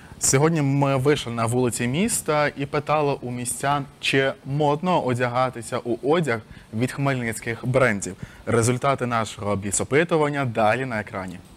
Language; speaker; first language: Ukrainian; native; Ukrainian